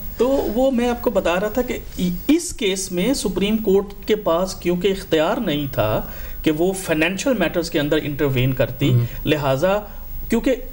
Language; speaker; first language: Urdu; non-native, local second language; Punjabi